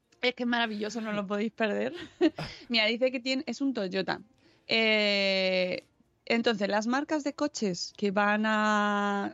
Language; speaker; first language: Spanish; native; Spanish